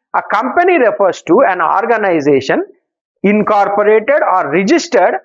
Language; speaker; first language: English; non-native, local second language; Telugu